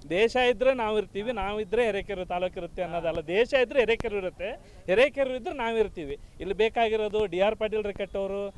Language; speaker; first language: Kannada; native; Kannada